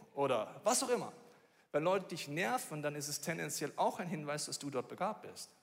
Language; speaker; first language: German; native; German